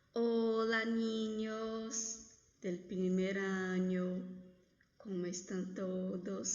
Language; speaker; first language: Spanish; non-native, fluent; Portuguese